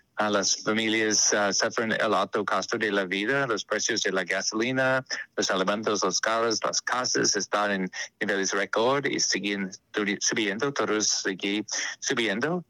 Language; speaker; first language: Spanish; non-native, learner; English